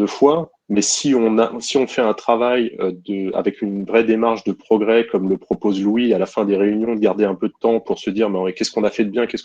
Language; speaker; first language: French; native; French